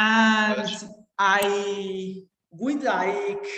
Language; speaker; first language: English; non-native, learner; Spanish